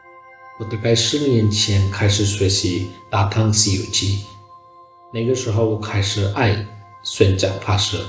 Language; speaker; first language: Chinese; non-native, learner; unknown